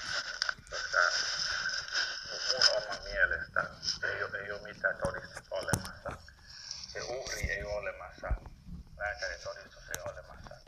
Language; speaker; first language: Finnish; non-native, fluent; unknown